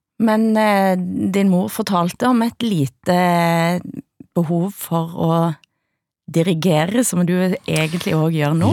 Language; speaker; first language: Norwegian; native; Norwegian